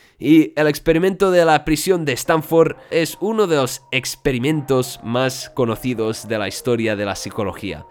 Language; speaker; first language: Spanish; non-native, local second language; Catalan